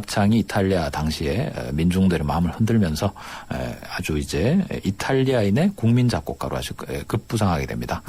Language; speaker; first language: Korean; native; Korean